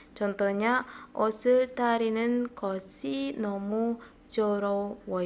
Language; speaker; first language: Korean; non-native, fluent; Indonesian